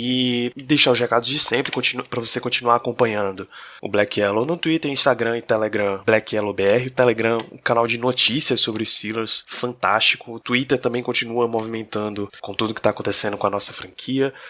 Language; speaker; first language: Portuguese; native; Portuguese